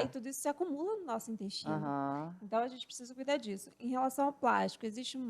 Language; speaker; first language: Portuguese; native; Portuguese